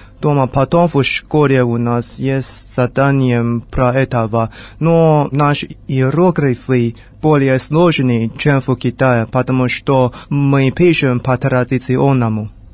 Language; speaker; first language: Russian; non-native, learner; Chinese